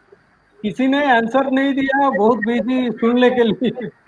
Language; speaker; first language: Hindi; non-native, local second language; Bangla